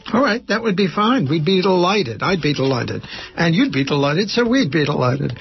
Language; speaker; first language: English; native; English